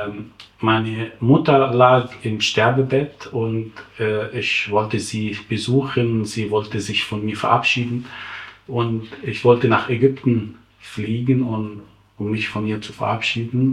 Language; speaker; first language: German; non-native, fluent; Arabic